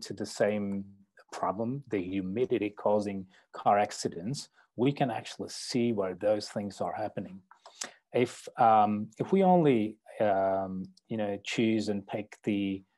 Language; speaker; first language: English; non-native, fluent; Czech